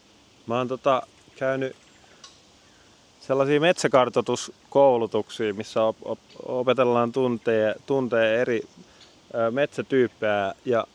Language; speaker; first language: Finnish; native; Finnish